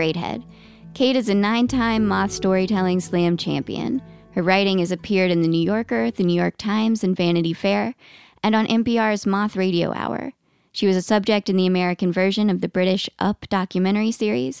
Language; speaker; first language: English; native; English